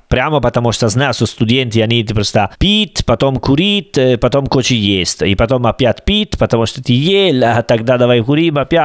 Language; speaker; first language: Russian; non-native, learner; Italian